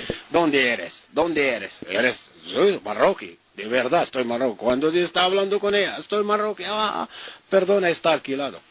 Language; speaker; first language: Spanish; non-native, learner; Arabic